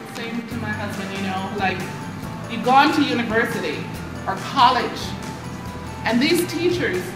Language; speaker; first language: English; non-native, fluent; Spanish